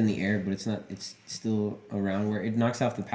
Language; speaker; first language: English; native; English